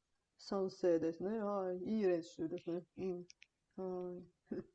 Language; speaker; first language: Japanese; non-native, learner; Bulgarian